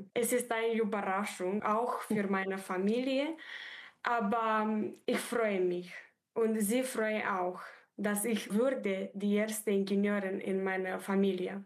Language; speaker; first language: German; non-native, learner; Romanian